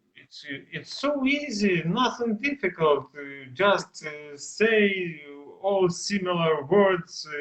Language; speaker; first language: English; non-native, learner; Ukrainian